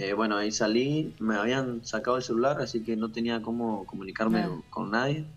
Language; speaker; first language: Spanish; native; Spanish